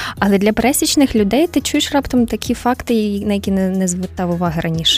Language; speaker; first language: Ukrainian; native; Ukrainian